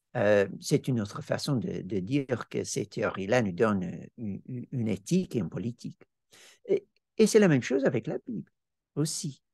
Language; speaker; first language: French; non-native, fluent; English